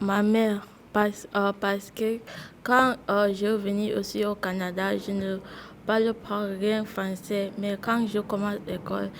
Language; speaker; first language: French; non-native, learner; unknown